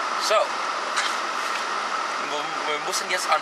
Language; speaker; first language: German; non-native, learner; English